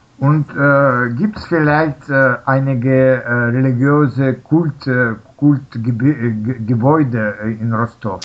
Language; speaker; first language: German; non-native, learner; Russian